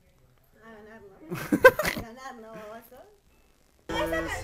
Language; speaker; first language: Spanish; native; Spanish